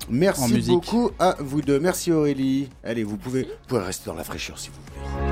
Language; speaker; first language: French; native; French